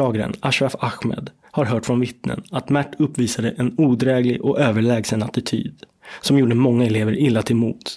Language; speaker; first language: Swedish; native; Swedish